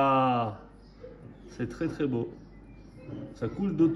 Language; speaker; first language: French; native; French